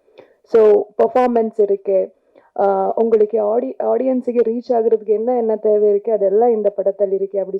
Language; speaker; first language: Tamil; non-native, learner; Kannada